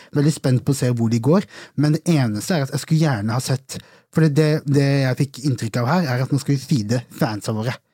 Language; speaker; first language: Norwegian; early bilingual, other home language; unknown